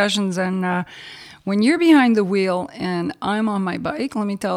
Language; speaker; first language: English; native; English